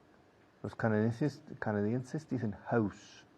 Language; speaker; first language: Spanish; non-native, fluent; English